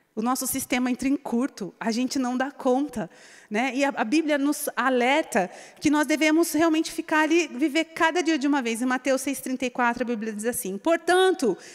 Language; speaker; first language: Portuguese; native; Portuguese